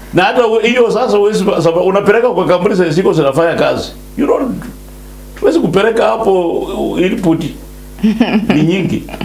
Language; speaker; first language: Swahili; non-native, local second language; Luyia